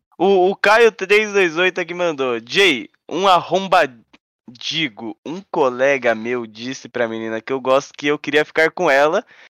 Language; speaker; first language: Portuguese; native; Portuguese